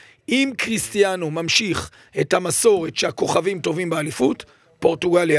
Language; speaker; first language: Hebrew; native; Hebrew